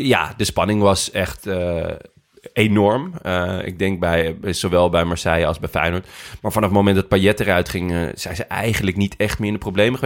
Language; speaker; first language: Dutch; native; Dutch